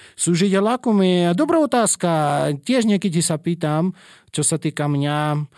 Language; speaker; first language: Slovak; non-native, fluent; Russian